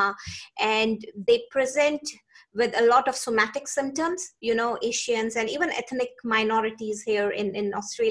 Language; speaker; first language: English; non-native, local second language; Hindi